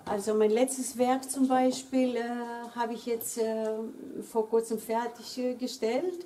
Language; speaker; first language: German; early bilingual, other home language; Greek